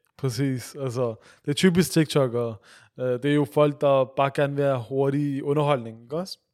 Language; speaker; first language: Danish; early bilingual, other home language; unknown